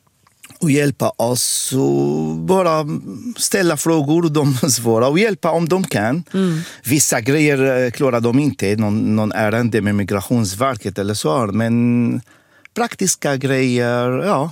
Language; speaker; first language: Swedish; non-native, fluent; Arabic